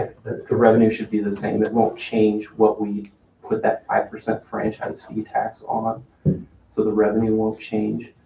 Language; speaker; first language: English; native; English